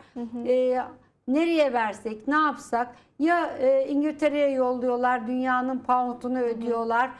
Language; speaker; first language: Turkish; native; Turkish